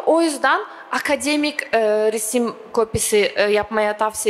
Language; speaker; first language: Turkish; non-native, fluent; Russian